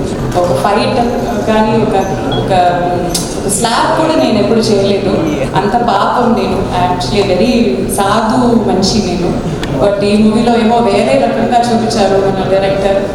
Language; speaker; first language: Telugu; non-native, learner; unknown